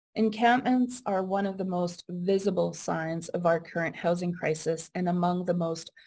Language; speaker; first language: English; native; English